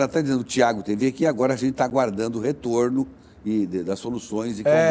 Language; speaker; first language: Portuguese; native; Portuguese